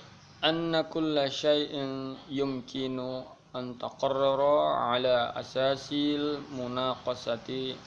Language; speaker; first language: Arabic; non-native, learner; Indonesian